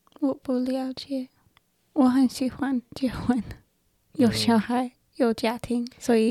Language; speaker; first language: Chinese; non-native, learner; English